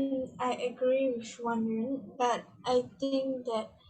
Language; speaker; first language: English; non-native, learner; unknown